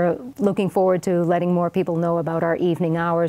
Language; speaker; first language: English; native; English